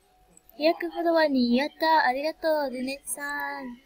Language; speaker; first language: Japanese; non-native, learner; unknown